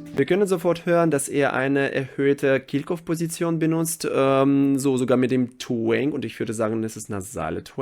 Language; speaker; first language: German; non-native, fluent; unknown